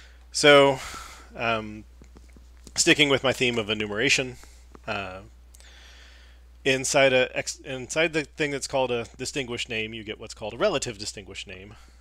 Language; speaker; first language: English; native; English